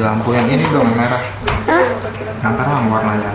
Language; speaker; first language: Indonesian; native; Indonesian